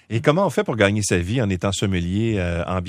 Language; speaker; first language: French; native; French